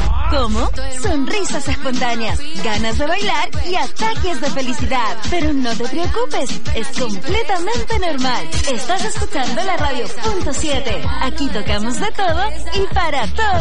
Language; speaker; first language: Spanish; native; Spanish